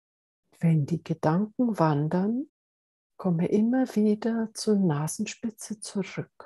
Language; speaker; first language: German; native; German